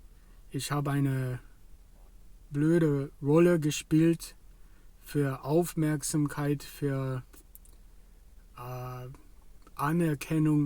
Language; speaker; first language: German; non-native, fluent; English